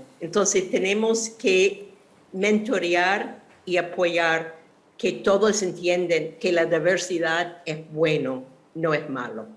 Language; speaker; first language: Spanish; non-native, fluent; English